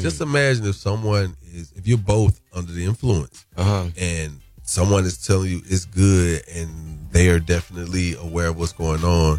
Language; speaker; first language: English; native; English